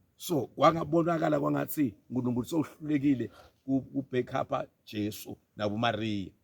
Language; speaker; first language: Zulu; non-native, local second language; Swati